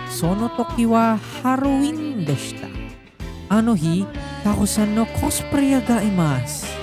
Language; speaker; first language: Japanese; non-native, learner; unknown